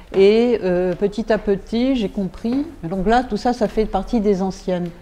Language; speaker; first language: French; native; French